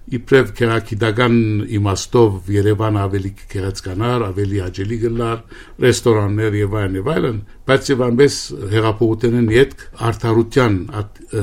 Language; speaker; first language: Armenian; early bilingual, heritage; Armenian